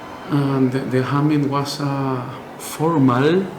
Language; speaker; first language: English; non-native, learner; Spanish